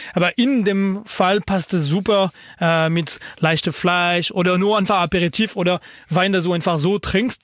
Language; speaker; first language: German; non-native, fluent; French